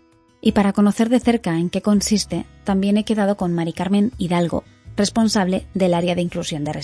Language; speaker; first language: Spanish; native; Spanish